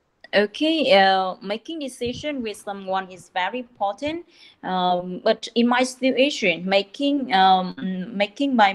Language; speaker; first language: English; non-native, learner; Vietnamese